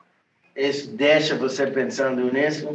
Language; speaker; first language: Portuguese; non-native, learner; English